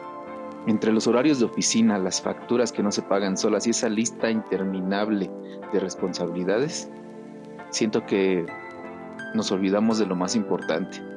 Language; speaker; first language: Spanish; native; Spanish